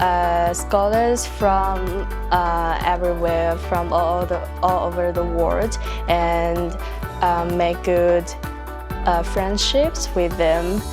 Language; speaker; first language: English; non-native, fluent; Chinese